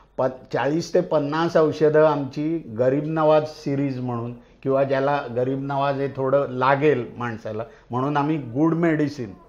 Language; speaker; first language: Marathi; native; Marathi